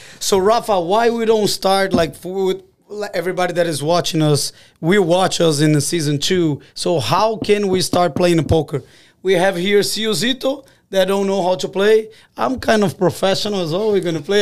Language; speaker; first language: English; non-native, fluent; Portuguese